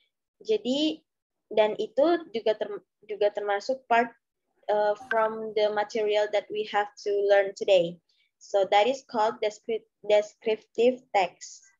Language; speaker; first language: English; non-native, learner; Indonesian